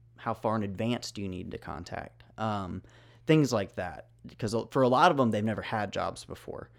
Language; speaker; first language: English; native; English